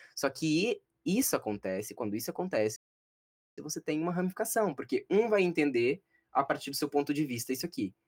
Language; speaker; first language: Portuguese; native; Portuguese